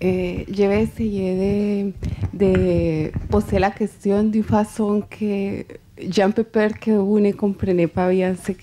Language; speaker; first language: French; non-native, fluent; Spanish